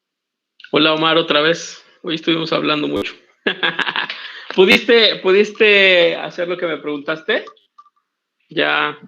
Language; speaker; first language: Spanish; native; Spanish